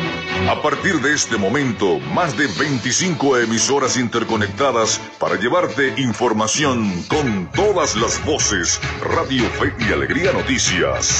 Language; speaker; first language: Spanish; native; Spanish